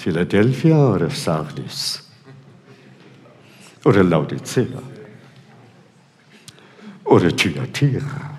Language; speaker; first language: German; non-native, fluent; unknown